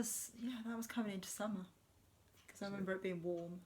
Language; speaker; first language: English; native; English